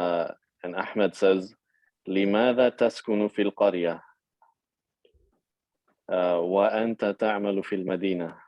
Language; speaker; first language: Arabic; non-native, fluent; English